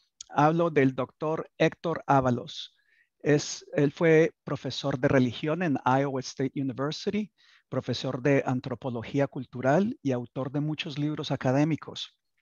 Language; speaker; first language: Spanish; native; Spanish